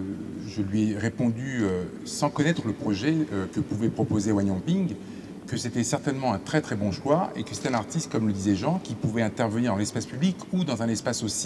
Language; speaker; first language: French; native; French